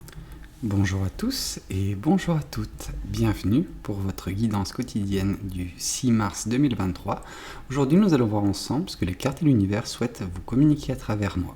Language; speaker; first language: French; native; French